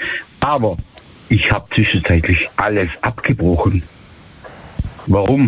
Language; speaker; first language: German; native; German